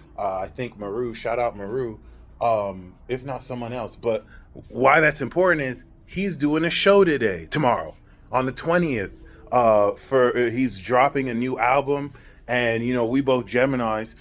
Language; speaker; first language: English; native; English